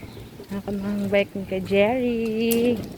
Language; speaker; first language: Filipino; non-native, local second language; Cebuano